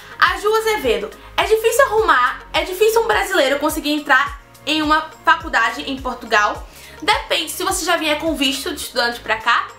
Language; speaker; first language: Portuguese; native; Portuguese